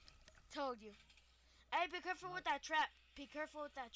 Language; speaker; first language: English; native; English